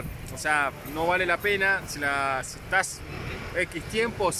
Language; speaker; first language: Spanish; native; Spanish